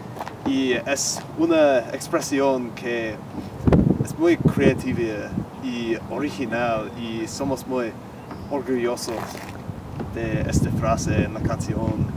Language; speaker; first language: Spanish; non-native, learner; English